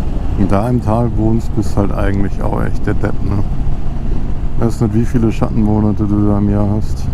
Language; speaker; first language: German; native; German